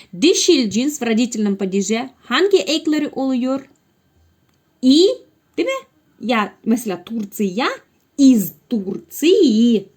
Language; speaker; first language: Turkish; non-native, fluent; Russian